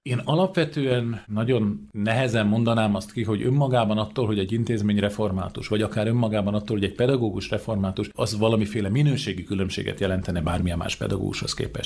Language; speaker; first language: Hungarian; native; Hungarian